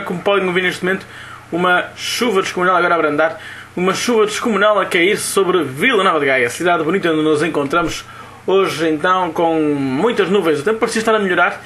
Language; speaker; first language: Portuguese; native; Portuguese